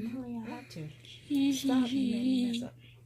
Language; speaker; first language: English; native; English